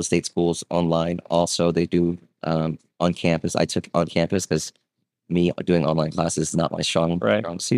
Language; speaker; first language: English; early bilingual, other home language; Vietnamese